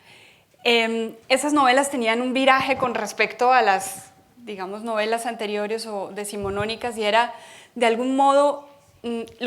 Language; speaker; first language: Spanish; native; Spanish